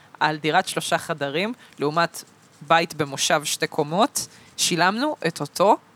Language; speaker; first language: Hebrew; early bilingual, other home language; Russian